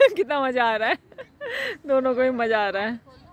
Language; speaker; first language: Hindi; native; Hindi